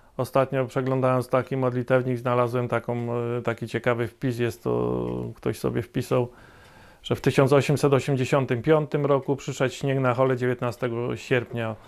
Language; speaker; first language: Polish; native; Polish